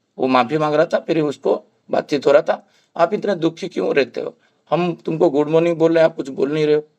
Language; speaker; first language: Hindi; non-native, local second language; Bangla